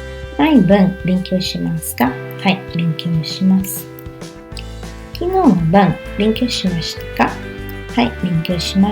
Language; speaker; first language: Japanese; non-native, learner; Portuguese